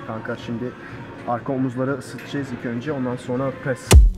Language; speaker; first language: Turkish; early bilingual, heritage; Turkish